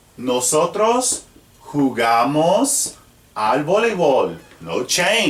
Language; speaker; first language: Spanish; non-native, fluent; English